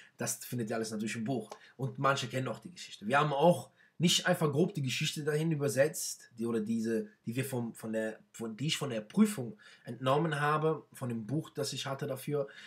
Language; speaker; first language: German; non-native, fluent; Arabic